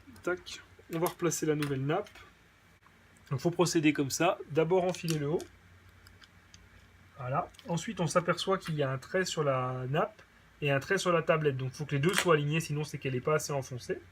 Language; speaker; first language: French; native; French